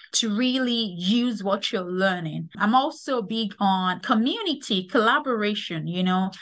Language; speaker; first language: English; non-native, local second language; Yoruba